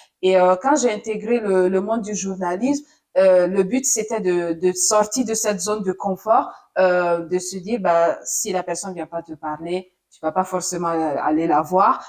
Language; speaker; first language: French; non-native, fluent; Italian